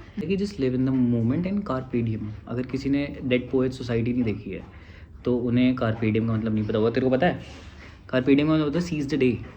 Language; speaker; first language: Hindi; native; Hindi